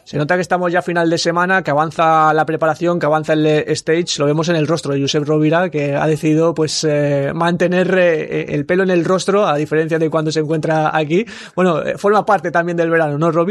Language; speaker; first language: Spanish; native; Spanish